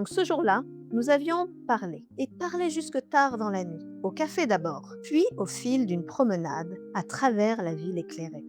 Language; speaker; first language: French; native; French